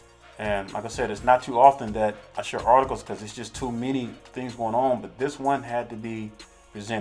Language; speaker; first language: English; native; English